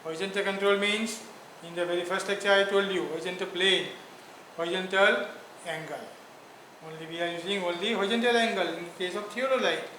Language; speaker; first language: English; non-native, local second language; Gujarati